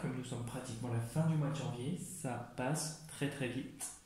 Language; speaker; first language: French; native; French